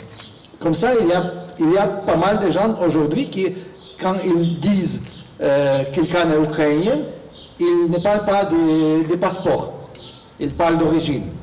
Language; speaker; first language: French; non-native, fluent; Russian